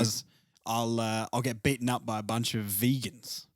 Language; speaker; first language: English; native; English